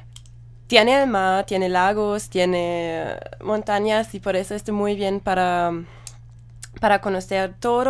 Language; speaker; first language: Spanish; non-native, learner; German